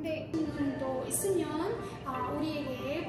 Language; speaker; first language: Korean; non-native, fluent; Arabic